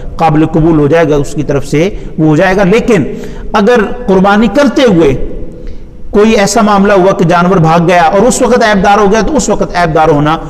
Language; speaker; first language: Urdu; non-native, local second language; Punjabi